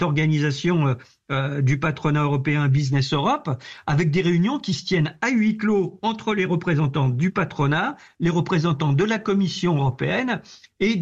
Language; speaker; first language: French; native; French